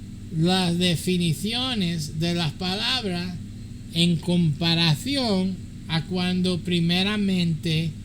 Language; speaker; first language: Spanish; early bilingual, heritage; English